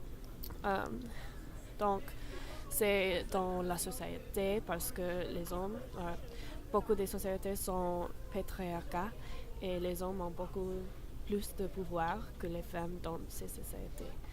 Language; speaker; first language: French; non-native, learner; English